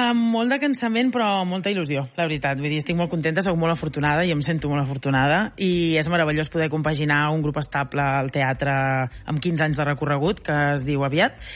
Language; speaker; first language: Catalan; native; Catalan